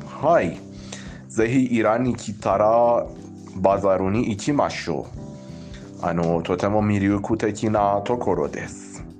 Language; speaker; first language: Japanese; non-native, fluent; Persian